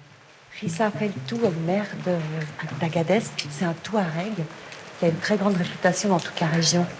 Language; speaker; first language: French; native; French